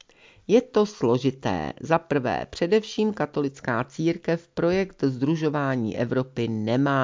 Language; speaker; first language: Czech; native; Czech